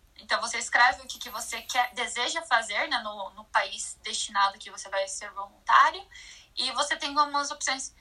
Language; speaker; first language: Portuguese; native; Portuguese